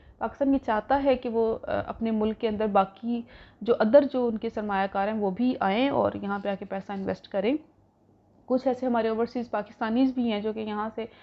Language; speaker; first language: Urdu; non-native, local second language; Punjabi